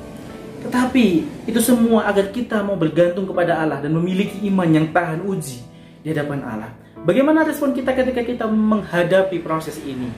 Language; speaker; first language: Indonesian; native; Indonesian